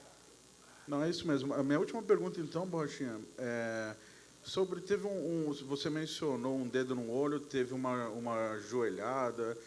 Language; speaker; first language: Portuguese; native; Portuguese